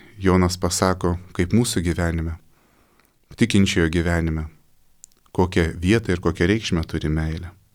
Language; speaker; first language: Lithuanian; native; Lithuanian